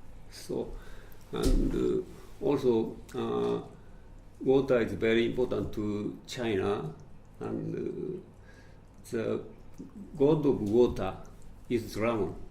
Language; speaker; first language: English; non-native, fluent; Japanese